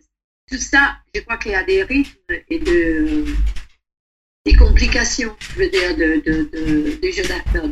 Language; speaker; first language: French; non-native, fluent; Italian